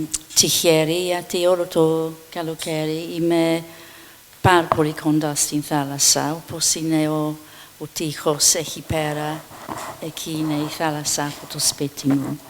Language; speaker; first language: Greek; non-native, fluent; English